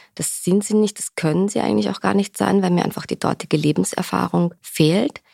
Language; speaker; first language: German; native; German